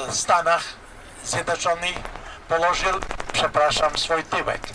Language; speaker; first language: Polish; non-native, learner; Albanian